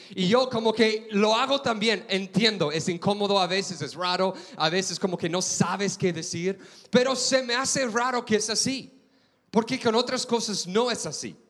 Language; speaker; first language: Spanish; non-native, fluent; English